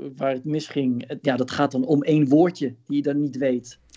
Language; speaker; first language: Dutch; early bilingual, other home language; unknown